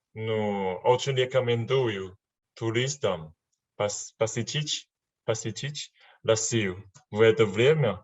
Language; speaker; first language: Russian; non-native, learner; Chinese